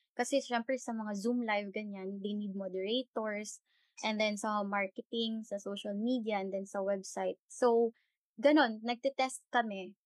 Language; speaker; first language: Filipino; non-native, local second language; Hiligaynon